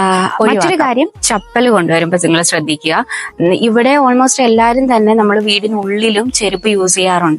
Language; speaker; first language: Malayalam; native; Malayalam